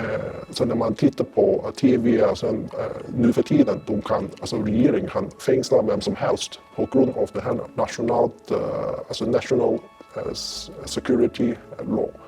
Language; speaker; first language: Swedish; non-native, fluent; Cantonese